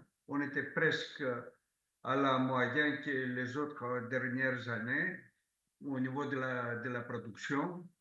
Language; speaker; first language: French; non-native, fluent; Greek